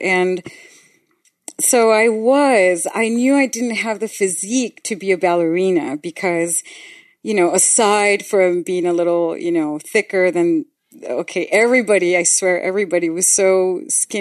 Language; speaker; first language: English; non-native, fluent; Spanish